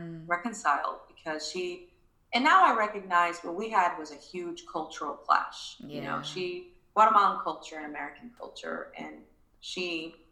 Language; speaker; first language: English; early bilingual, other home language; Spanish